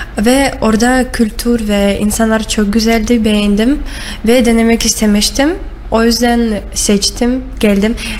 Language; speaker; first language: Turkish; non-native, learner; Russian